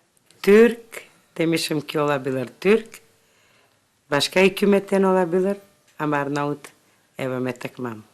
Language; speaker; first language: Turkish; early bilingual, heritage; Turkish